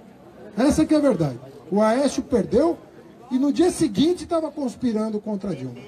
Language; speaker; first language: Portuguese; native; Portuguese